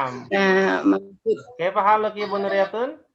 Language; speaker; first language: Arabic; non-native, fluent; Indonesian